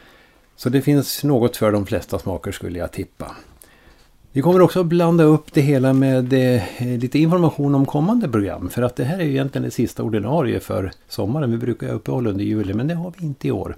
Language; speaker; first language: Swedish; native; Swedish